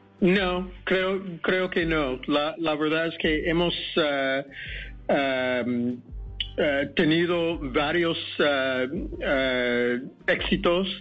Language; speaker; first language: Spanish; non-native, fluent; English